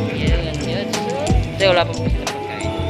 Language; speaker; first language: Filipino; native; Filipino